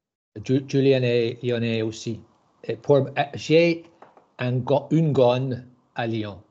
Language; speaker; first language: French; non-native, learner; English